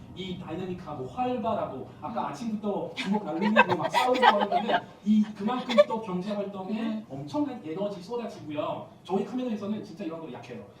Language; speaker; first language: Korean; non-native, fluent; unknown